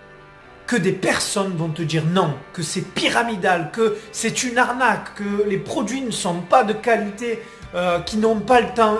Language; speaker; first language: French; native; French